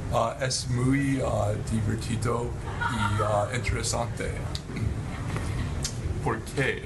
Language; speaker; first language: Spanish; non-native, learner; English